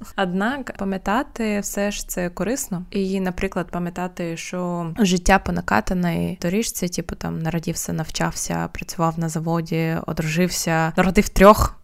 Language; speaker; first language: Ukrainian; non-native, local second language; Russian